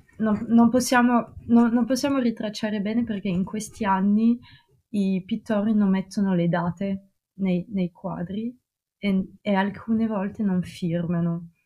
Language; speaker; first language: Italian; non-native, fluent; Russian